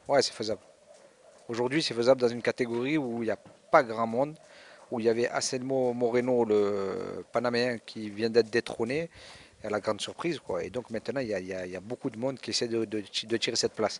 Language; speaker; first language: French; native; French